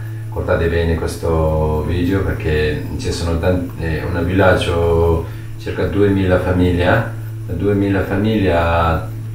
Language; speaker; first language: Italian; non-native, learner; Tibetan